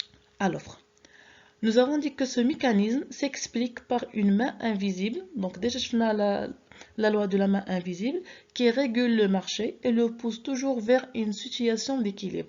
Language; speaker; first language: French; non-native, local second language; Arabic